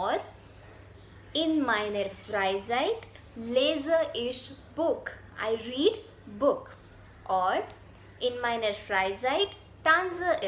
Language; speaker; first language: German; non-native, fluent; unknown